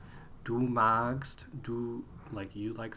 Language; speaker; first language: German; non-native, fluent; English